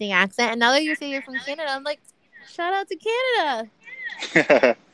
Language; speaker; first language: English; native; English